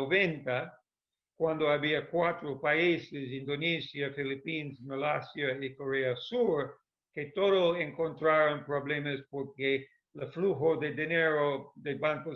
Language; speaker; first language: Spanish; non-native, fluent; English